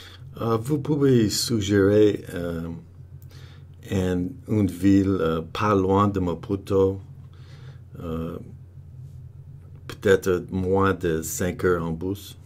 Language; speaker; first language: French; non-native, learner; English